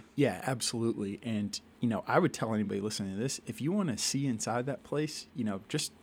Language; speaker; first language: English; native; English